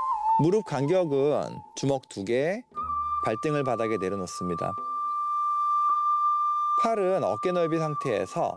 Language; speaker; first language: Korean; native; Korean